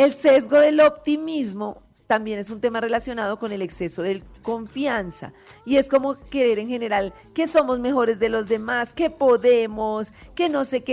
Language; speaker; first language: Spanish; native; Spanish